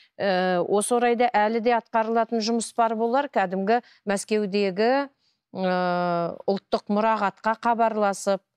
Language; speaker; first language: Kazakh; native; Kazakh